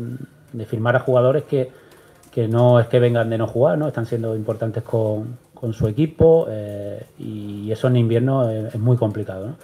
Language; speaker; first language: Spanish; native; Spanish